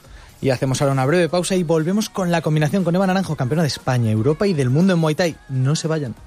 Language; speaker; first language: Spanish; native; Spanish